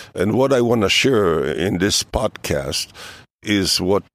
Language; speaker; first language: English; early bilingual, other home language; Hebrew